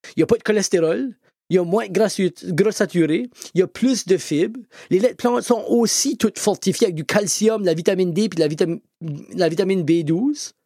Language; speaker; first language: French; native; French